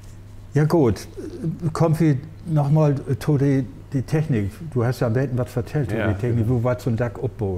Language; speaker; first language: German; native; German